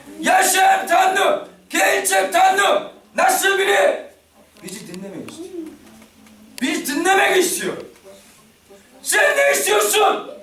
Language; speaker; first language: Turkish; non-native, learner; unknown